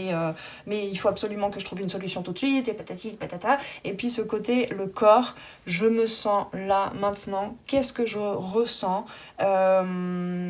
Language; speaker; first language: French; native; French